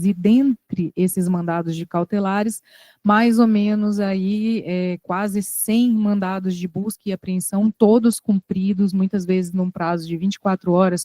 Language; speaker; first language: Portuguese; native; Portuguese